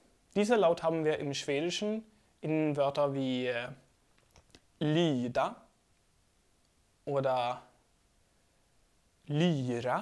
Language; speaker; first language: German; non-native, fluent; Swedish